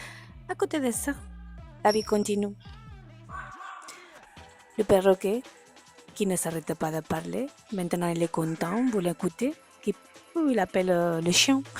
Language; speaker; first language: French; non-native, fluent; Spanish